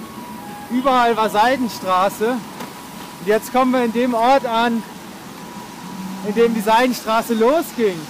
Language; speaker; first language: German; native; German